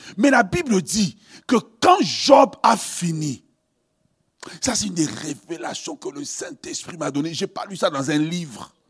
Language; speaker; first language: French; early bilingual, other home language; Lingala